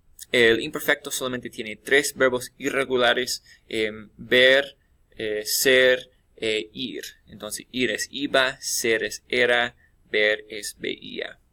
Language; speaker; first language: Spanish; non-native, fluent; English